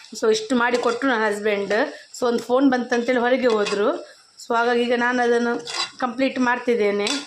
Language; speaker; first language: Kannada; non-native, local second language; Tulu